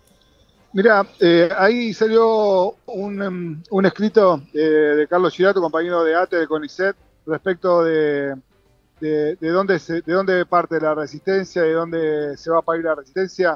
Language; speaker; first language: Spanish; native; Spanish